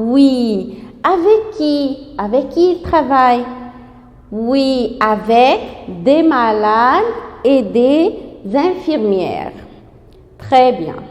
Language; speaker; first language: French; non-native, fluent; Arabic